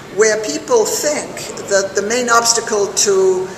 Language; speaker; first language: English; non-native, fluent; French